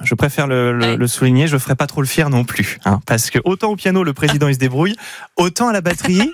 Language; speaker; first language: French; native; French